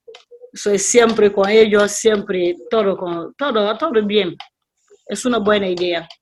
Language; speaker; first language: Spanish; non-native, learner; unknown